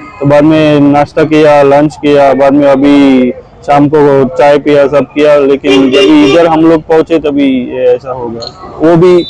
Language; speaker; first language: Hindi; non-native, local second language; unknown